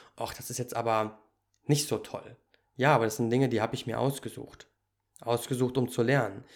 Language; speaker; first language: German; native; German